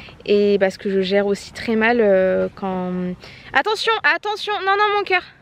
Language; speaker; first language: French; native; French